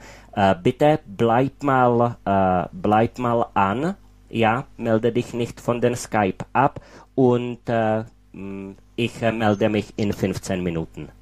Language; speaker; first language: German; non-native, fluent; Czech